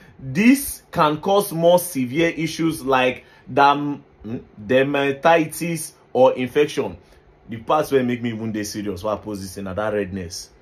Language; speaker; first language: Nigerian Pidgin; native; Nigerian Pidgin